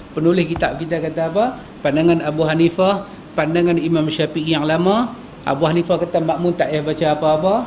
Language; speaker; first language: Malay; native; Malay